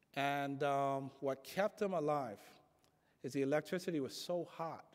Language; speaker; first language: English; native; English